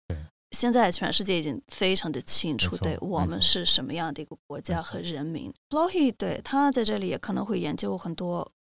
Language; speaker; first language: Chinese; non-native, fluent; Russian